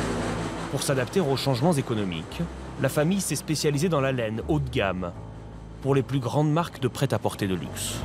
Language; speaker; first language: French; native; French